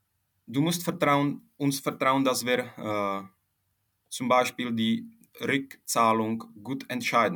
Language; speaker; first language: German; non-native, fluent; Czech